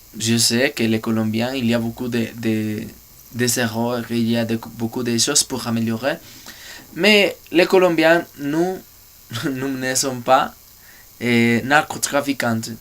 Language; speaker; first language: French; non-native, learner; Spanish